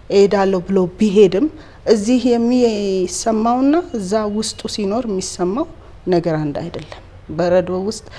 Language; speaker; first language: Amharic; native; Amharic